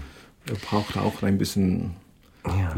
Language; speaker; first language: German; non-native, learner; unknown